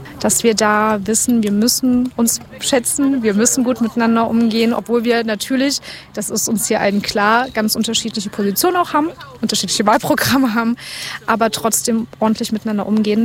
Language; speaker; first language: German; native; German